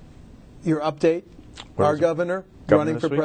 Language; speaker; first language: English; native; English